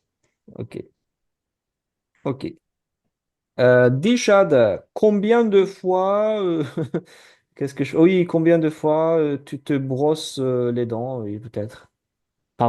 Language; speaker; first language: French; non-native, fluent; Azerbaijani